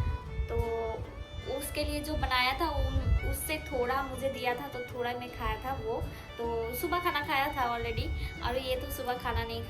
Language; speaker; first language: Hindi; non-native, local second language; Bangla